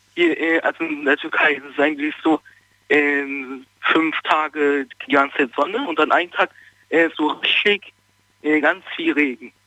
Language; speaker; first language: German; early bilingual, other home language; Turkish